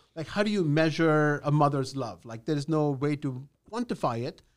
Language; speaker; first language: English; non-native, local second language; Gujarati